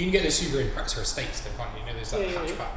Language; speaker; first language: English; native; English